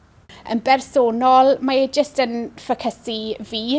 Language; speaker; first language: Welsh; native; Welsh